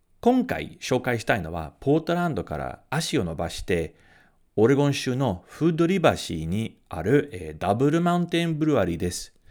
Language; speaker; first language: Japanese; non-native, fluent; English